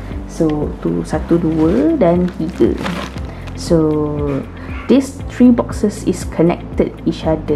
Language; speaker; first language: English; non-native, local second language; Malay